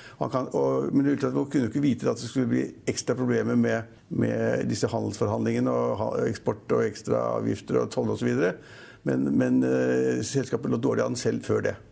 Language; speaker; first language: Norwegian; native; Norwegian